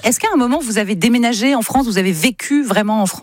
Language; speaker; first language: French; native; French